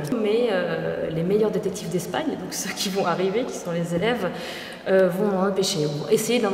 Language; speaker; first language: French; native; French